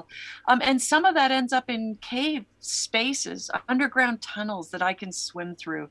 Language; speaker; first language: English; native; English